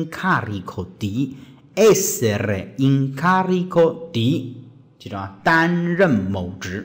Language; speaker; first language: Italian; non-native, fluent; Chinese